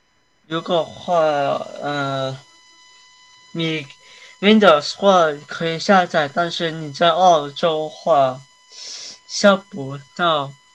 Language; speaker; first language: Chinese; early bilingual, heritage; Chinese